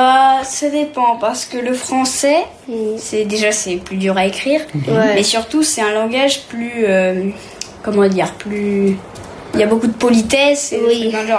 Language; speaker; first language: French; early bilingual, heritage; French